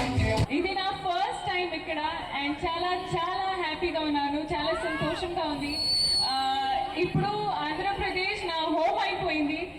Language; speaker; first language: Telugu; non-native, fluent; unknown